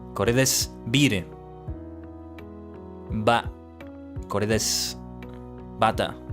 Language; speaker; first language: Japanese; non-native, learner; English